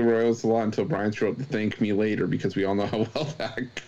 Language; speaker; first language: English; native; English